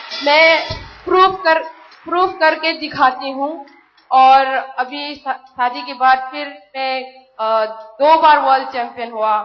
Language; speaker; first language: Hindi; non-native, local second language; Manipuri